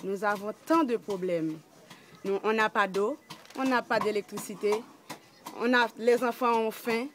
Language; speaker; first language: French; non-native, local second language; Haitian Creole